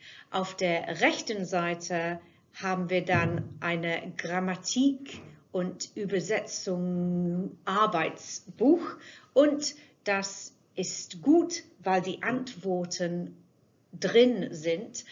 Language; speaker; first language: German; non-native, fluent; English